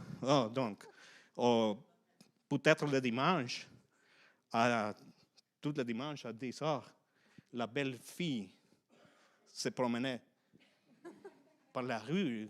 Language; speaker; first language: French; non-native, fluent; Spanish